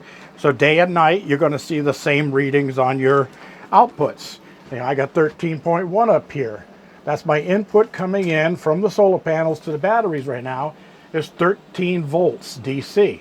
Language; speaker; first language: English; native; English